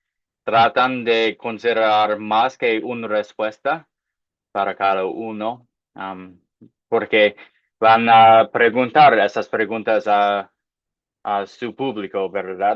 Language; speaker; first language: Spanish; non-native, fluent; English